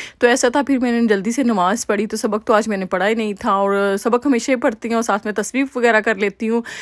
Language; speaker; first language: Urdu; native; Urdu